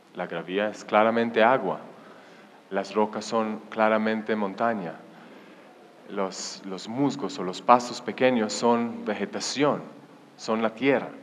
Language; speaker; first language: Spanish; non-native, fluent; Hebrew